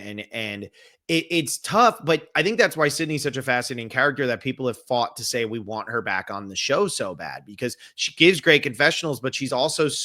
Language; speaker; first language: English; native; English